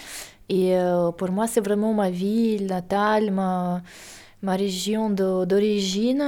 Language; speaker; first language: French; non-native, fluent; Russian